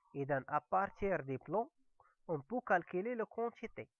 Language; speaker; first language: French; non-native, local second language; Arabic